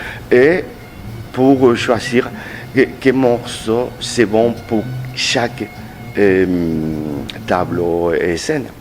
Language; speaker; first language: French; non-native, learner; Spanish